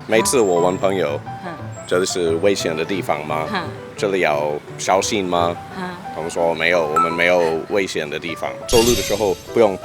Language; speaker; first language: Chinese; non-native, learner; English